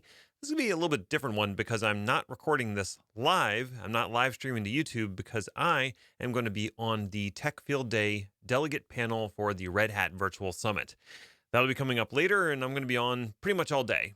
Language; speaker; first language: English; native; English